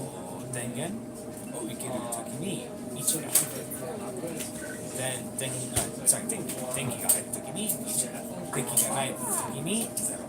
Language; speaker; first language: Japanese; non-native, learner; English